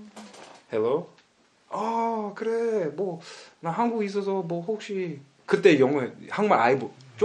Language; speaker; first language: Korean; early bilingual, heritage; English